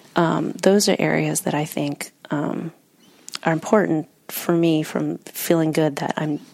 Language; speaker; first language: English; native; English